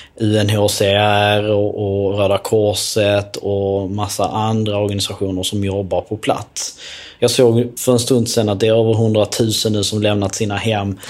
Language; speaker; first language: Swedish; early bilingual, other home language; Albanian